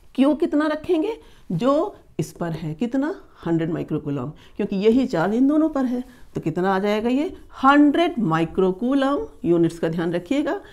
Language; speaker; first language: Hindi; native; Hindi